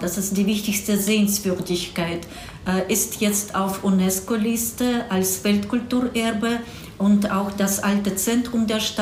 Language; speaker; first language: German; non-native, fluent; Russian